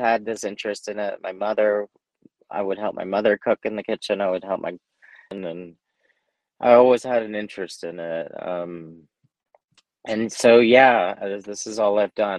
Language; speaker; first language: English; native; English